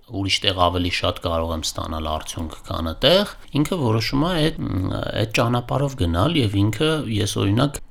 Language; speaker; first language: Armenian; native; Armenian